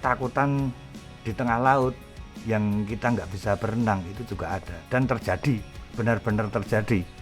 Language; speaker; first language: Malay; non-native, local second language; Javanese